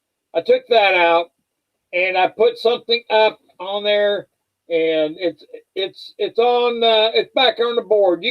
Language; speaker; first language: English; native; English